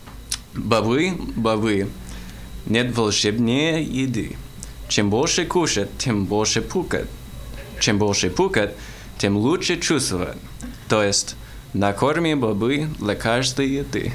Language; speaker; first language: Russian; non-native, learner; English